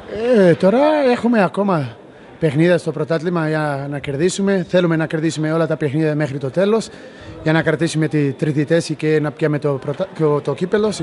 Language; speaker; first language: Greek; non-native, learner; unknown